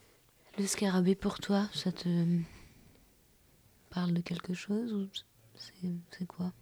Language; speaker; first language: French; native; French